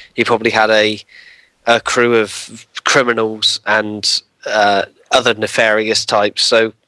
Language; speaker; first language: English; native; English